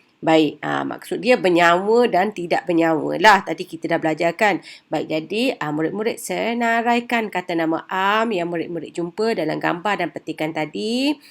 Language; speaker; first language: Malay; native; Malay